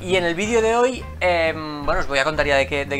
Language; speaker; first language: Spanish; native; Spanish